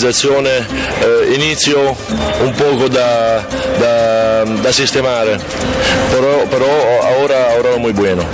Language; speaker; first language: Spanish; non-native, learner; Italian